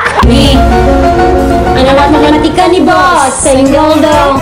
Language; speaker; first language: Indonesian; non-native, local second language; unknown